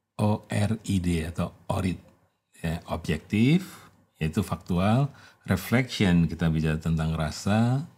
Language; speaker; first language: Indonesian; native; Indonesian